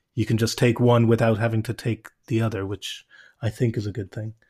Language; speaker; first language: English; native; English